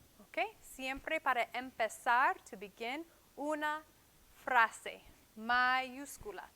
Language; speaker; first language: Spanish; non-native, fluent; English